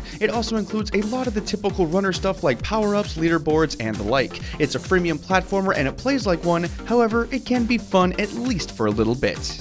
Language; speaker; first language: English; native; English